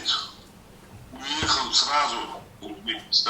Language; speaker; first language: Russian; non-native, learner; Uzbek